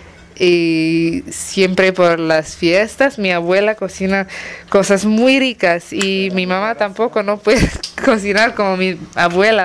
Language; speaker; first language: Spanish; non-native, learner; Tamil